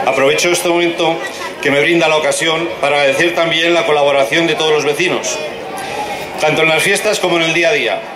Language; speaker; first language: Spanish; native; Spanish